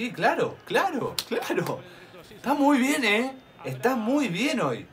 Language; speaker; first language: Spanish; native; Spanish